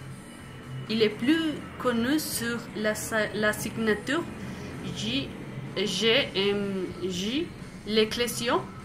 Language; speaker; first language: French; non-native, fluent; Spanish